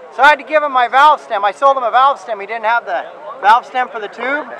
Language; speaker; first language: English; non-native, fluent; German